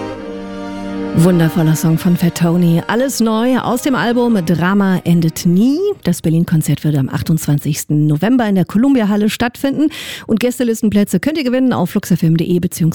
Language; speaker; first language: German; native; German